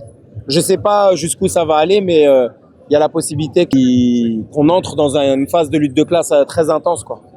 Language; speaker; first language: French; native; French